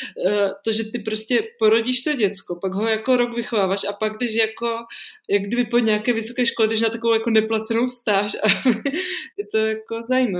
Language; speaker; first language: Czech; native; Czech